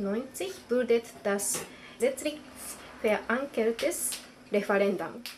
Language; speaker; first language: German; non-native, learner; Japanese